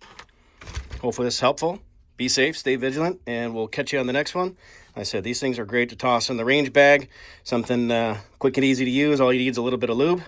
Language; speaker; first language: English; native; English